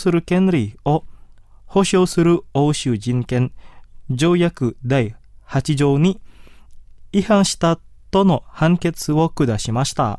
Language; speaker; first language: Japanese; non-native, fluent; Indonesian